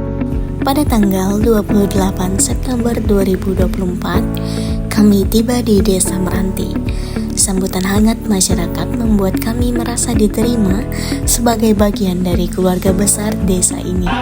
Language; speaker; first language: Indonesian; native; Indonesian